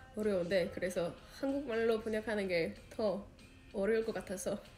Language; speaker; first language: Korean; non-native, fluent; English